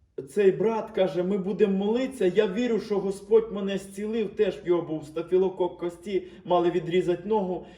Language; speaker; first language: Ukrainian; native; Ukrainian